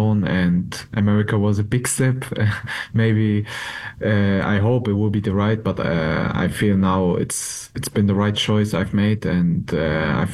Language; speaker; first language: English; non-native, fluent; German